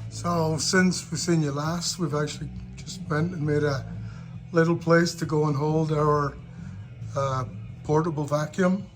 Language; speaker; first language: English; native; English